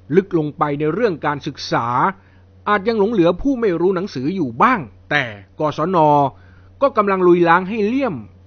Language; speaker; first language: Thai; native; Thai